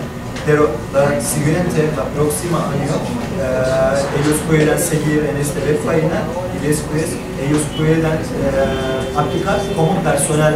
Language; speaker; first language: Spanish; non-native, learner; Turkish